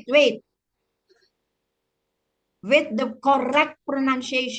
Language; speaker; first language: English; non-native, fluent; Indonesian